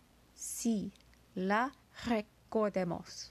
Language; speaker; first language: Spanish; non-native, learner; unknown